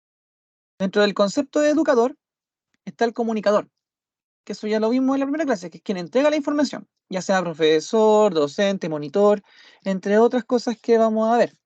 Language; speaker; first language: Spanish; native; Spanish